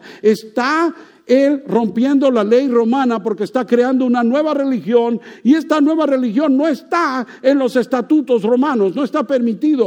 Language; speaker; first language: Spanish; native; Spanish